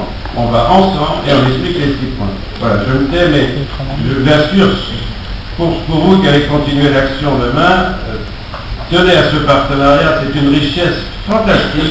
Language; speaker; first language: French; native; French